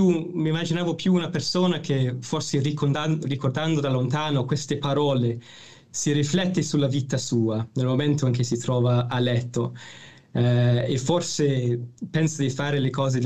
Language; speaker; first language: Italian; non-native, fluent; English